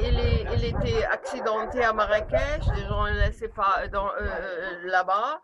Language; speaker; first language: French; non-native, learner; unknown